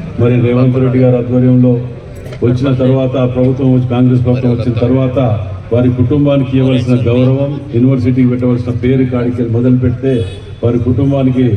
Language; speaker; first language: Telugu; native; Telugu